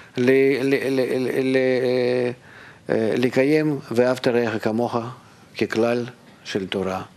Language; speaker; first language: Hebrew; non-native, fluent; Russian